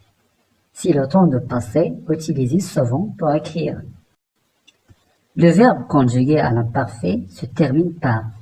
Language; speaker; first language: French; non-native, local second language; Arabic